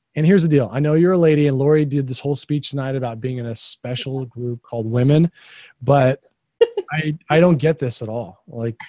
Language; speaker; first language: English; native; English